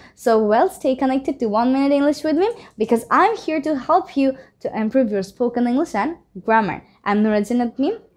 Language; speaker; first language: English; non-native, local second language; Bangla